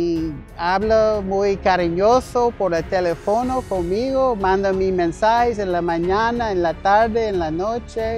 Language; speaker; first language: Spanish; non-native, learner; English